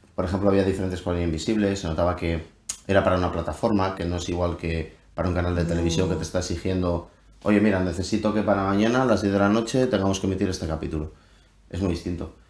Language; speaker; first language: Spanish; native; Spanish